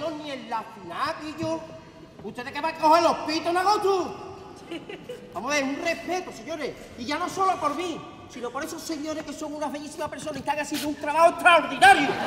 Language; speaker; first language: Spanish; native; Spanish